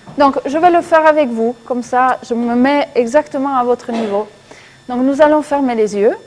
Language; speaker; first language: French; non-native, fluent; Italian